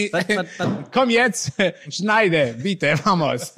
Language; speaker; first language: German; non-native, learner; Italian